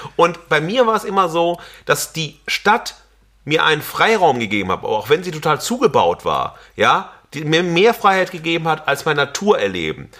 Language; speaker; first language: German; native; German